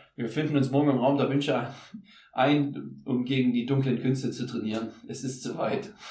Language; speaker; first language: German; native; German